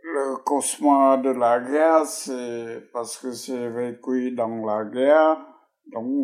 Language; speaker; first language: French; non-native, fluent; Khmer